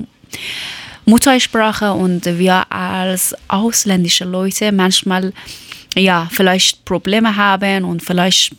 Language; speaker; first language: German; non-native, learner; Persian